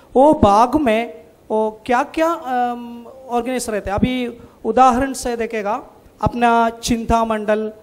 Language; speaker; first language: Hindi; non-native, local second language; Malayalam